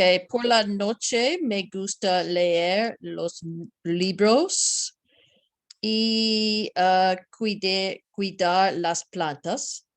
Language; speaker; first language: Spanish; non-native, learner; English